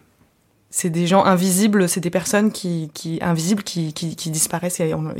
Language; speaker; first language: French; early bilingual, other home language; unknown